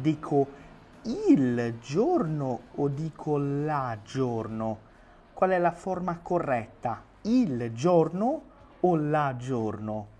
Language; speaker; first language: Italian; non-native, fluent; Portuguese